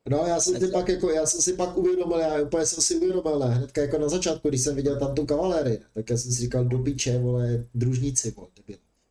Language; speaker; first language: Czech; native; Czech